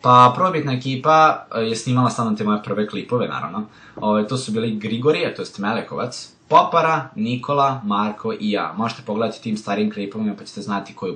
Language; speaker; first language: Serbian; native; Serbian